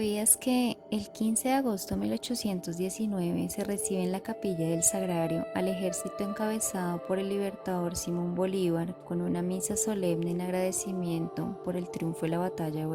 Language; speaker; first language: Spanish; native; Spanish